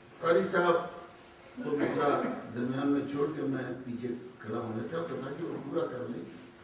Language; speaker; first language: Urdu; non-native, local second language; Punjabi